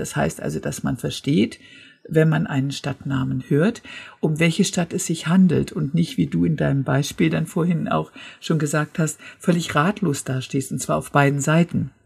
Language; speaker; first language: German; native; German